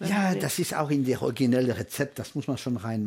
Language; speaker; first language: German; non-native, fluent; French